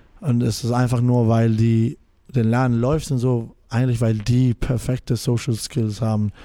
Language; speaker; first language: German; non-native, fluent; English